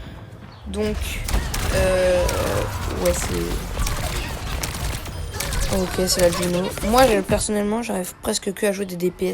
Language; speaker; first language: French; native; French